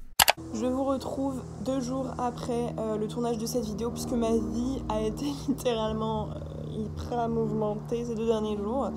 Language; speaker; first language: French; native; French